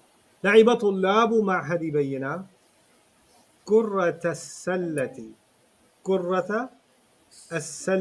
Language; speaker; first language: Arabic; non-native, fluent; English